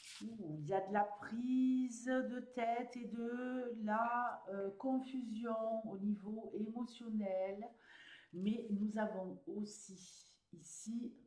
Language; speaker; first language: French; native; French